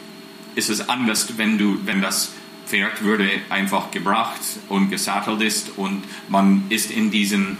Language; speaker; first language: German; non-native, fluent; English